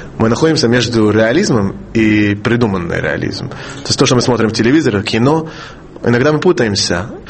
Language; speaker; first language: Russian; non-native, fluent; Hebrew